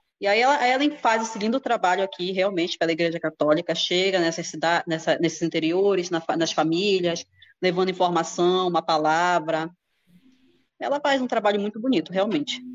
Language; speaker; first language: Portuguese; native; Portuguese